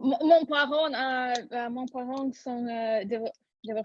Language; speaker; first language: French; non-native, learner; Russian